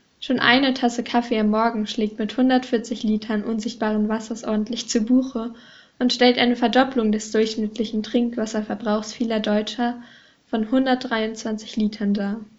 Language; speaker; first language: German; native; German